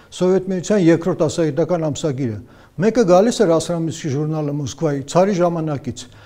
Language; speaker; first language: Armenian; native; Armenian